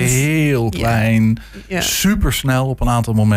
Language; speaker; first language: Dutch; native; Dutch